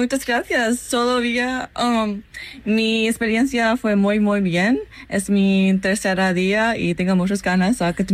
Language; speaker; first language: Spanish; non-native, fluent; English